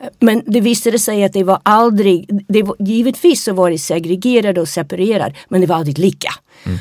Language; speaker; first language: Swedish; non-native, fluent; English